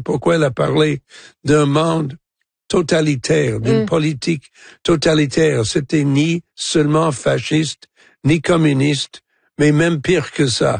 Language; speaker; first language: French; non-native, fluent; English